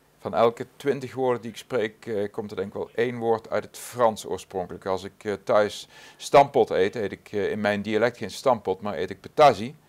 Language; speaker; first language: Dutch; native; Dutch